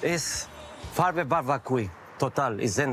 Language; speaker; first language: German; non-native, learner; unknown